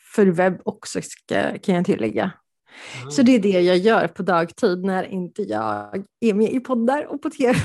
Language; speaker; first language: Swedish; early bilingual, other home language; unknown